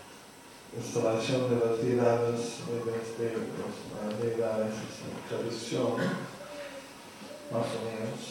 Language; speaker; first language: Spanish; non-native, fluent; English